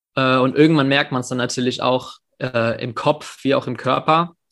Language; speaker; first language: German; early bilingual, other home language; English